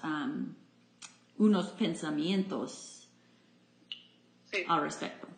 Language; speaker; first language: Spanish; non-native, fluent; English